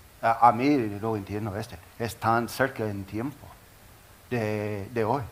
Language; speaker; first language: Spanish; non-native, learner; English